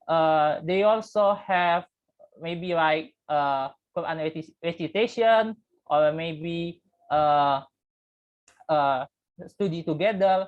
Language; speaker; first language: English; non-native, learner; Indonesian